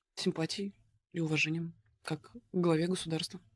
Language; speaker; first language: Russian; native; Russian